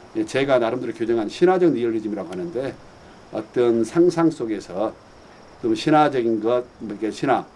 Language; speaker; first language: Korean; native; Korean